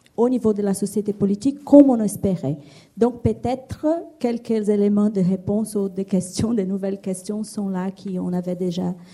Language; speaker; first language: French; non-native, fluent; Portuguese